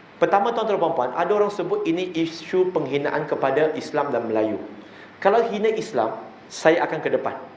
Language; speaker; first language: Malay; non-native, local second language; Chinese